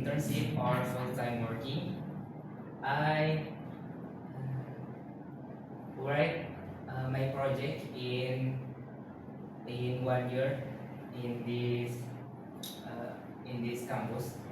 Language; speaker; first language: English; non-native, learner; Indonesian